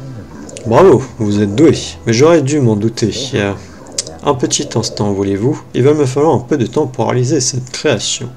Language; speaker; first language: French; native; French